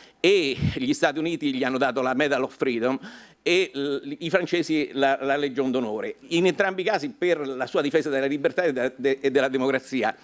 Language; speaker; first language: Italian; native; Italian